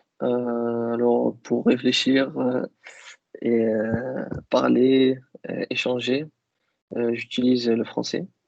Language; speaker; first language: French; non-native, local second language; Kabyle